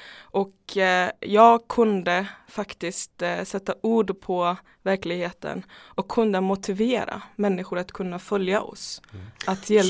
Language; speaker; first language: Swedish; non-native, fluent; Persian